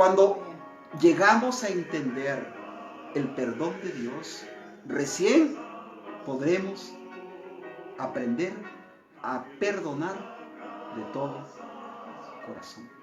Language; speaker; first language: Spanish; native; Spanish